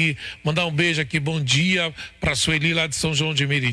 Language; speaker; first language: Portuguese; native; Portuguese